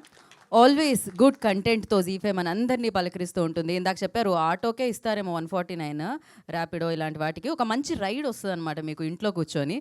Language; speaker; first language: Telugu; native; Telugu